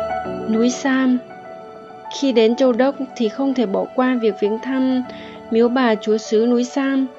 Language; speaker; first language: Vietnamese; native; Vietnamese